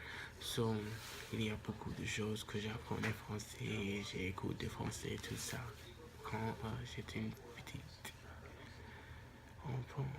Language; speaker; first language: French; non-native, local second language; English